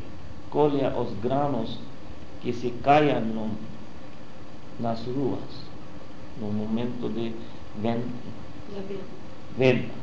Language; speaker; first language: Portuguese; non-native, learner; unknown